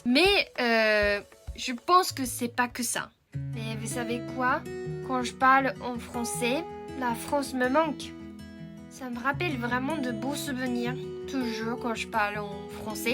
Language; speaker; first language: French; non-native, fluent; Japanese